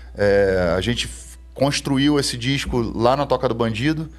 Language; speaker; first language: Portuguese; native; Portuguese